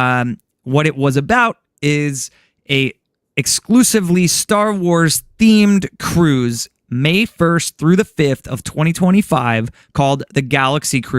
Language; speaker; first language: English; native; English